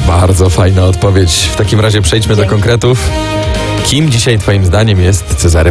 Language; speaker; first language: Polish; native; Polish